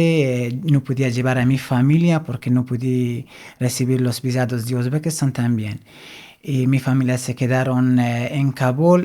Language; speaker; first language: Spanish; non-native, fluent; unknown